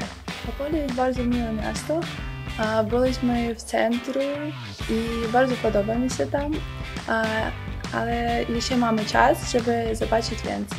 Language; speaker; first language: Polish; non-native, learner; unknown